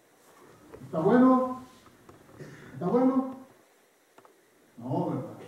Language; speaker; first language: Spanish; non-native, fluent; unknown